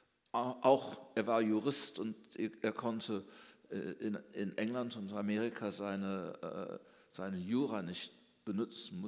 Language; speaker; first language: German; early bilingual, heritage; German